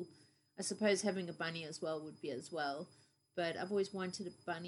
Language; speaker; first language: English; native; English